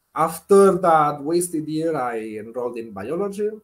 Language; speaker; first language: English; non-native, fluent; Spanish